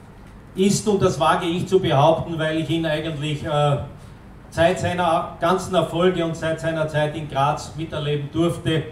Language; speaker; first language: German; native; German